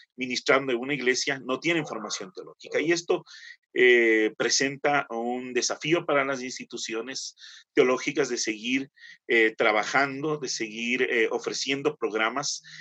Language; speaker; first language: Spanish; native; Spanish